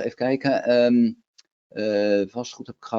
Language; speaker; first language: Dutch; native; Dutch